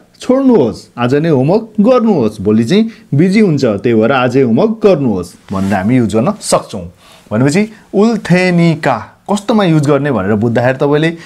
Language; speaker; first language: Nepali; non-native, local second language; Gurung